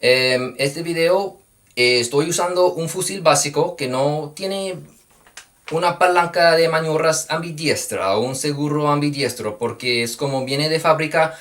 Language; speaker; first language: Spanish; non-native, fluent; English